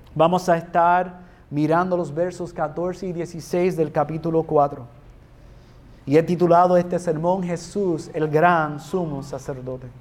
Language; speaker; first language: Spanish; non-native, fluent; English